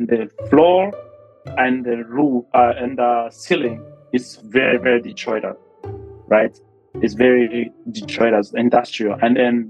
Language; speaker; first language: English; non-native, learner; Rundi